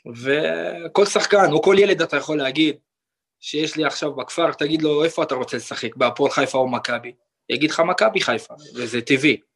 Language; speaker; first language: Hebrew; non-native, local second language; Arabic